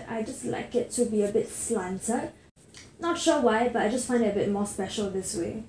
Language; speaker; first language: English; native; English